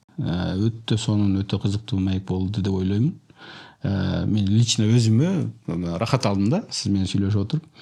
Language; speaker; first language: Kyrgyz; native; Kyrgyz